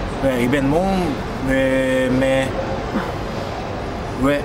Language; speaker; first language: French; non-native, learner; Japanese